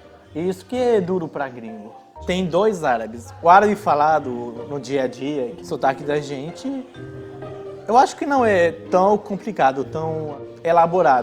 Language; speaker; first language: Portuguese; non-native, fluent; Arabic